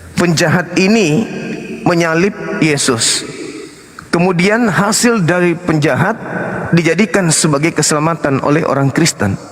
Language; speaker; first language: Indonesian; native; Indonesian